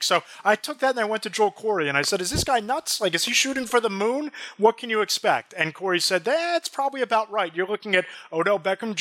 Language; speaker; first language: English; native; English